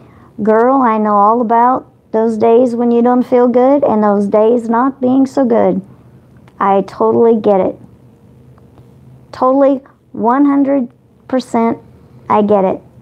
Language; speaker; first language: English; native; English